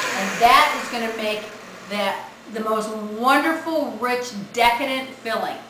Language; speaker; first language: English; native; English